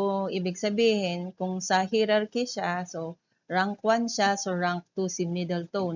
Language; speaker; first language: Filipino; native; Filipino